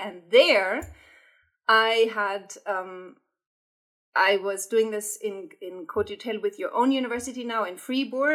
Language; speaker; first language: English; non-native, fluent; German